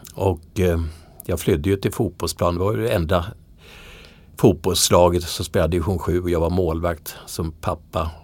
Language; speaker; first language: Swedish; native; Swedish